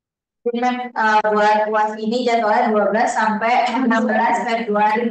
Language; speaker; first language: Indonesian; native; Indonesian